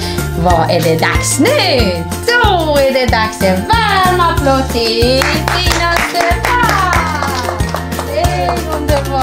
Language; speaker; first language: Swedish; non-native, fluent; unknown